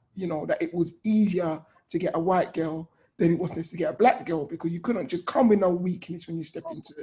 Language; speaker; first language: English; native; English